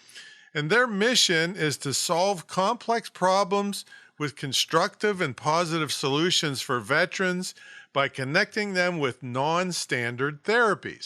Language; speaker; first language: English; native; English